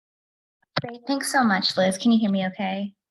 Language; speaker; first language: English; native; English